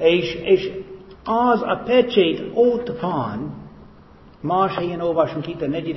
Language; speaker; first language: Hungarian; non-native, fluent; English